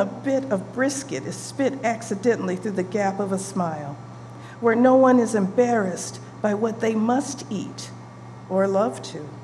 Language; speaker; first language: English; native; English